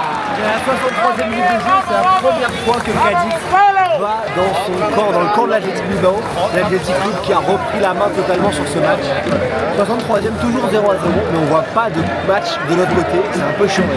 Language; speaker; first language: French; native; French